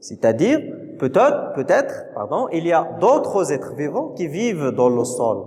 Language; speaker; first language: French; non-native, local second language; Arabic